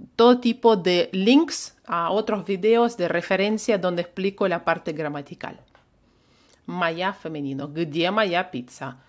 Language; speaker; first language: Spanish; non-native, fluent; Russian